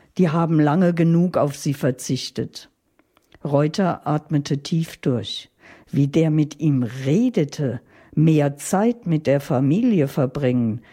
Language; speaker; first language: German; native; German